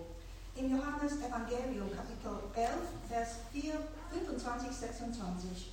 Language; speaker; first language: German; non-native, fluent; Chinese